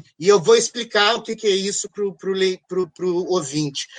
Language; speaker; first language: Portuguese; native; Portuguese